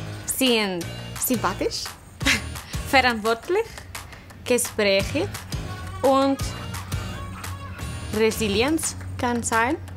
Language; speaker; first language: German; non-native, learner; Spanish